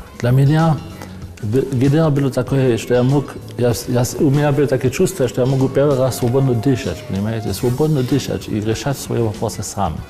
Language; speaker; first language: Russian; non-native, fluent; German